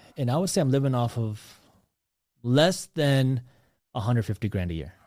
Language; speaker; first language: English; early bilingual, other home language; Punjabi